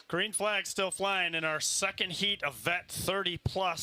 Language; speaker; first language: English; native; English